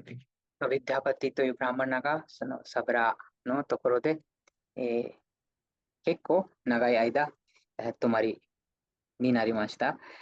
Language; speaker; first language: Japanese; non-native, fluent; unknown